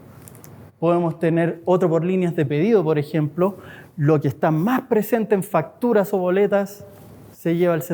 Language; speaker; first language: Spanish; native; Spanish